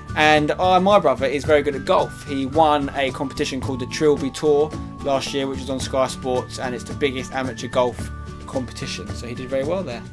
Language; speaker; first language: English; native; English